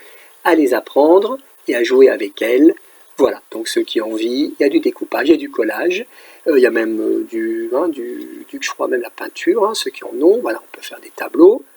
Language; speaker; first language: French; native; French